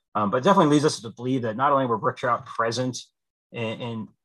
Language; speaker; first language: English; native; English